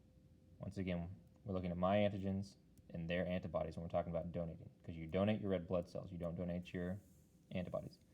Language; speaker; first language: English; native; English